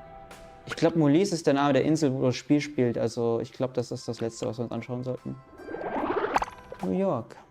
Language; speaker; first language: German; native; German